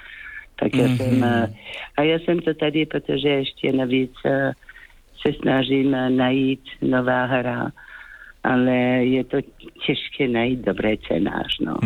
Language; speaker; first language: Czech; non-native, fluent; French